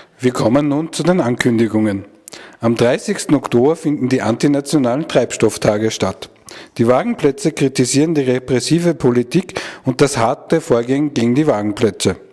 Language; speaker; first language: German; native; German